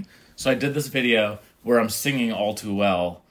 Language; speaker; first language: English; native; English